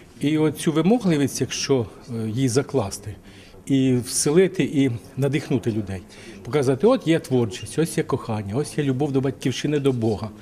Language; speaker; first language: Ukrainian; native; Ukrainian